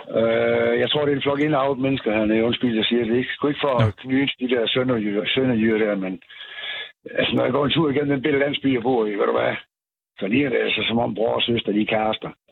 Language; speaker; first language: Danish; native; Danish